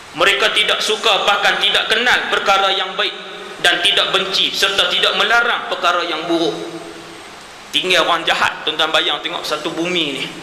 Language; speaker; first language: Malay; native; Malay